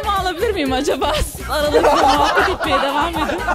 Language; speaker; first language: Turkish; native; Turkish